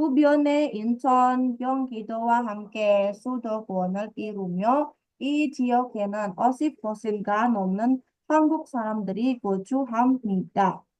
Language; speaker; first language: Korean; non-native, fluent; Indonesian